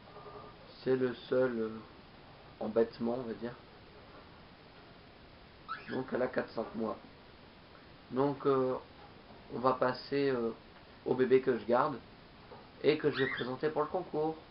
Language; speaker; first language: French; native; French